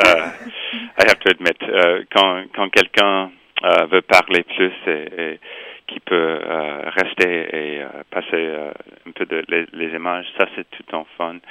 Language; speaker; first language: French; non-native, local second language; English